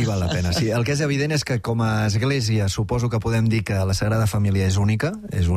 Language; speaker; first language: Catalan; native; Catalan